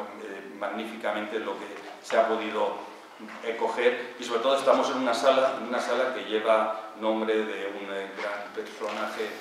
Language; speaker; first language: Spanish; native; Spanish